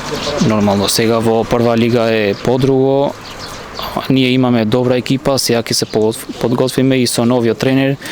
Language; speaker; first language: Macedonian; non-native, local second language; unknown